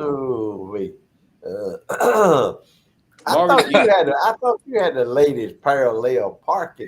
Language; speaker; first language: English; native; English